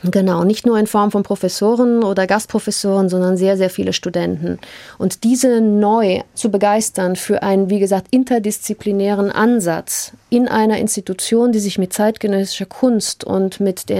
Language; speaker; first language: German; early bilingual, heritage; German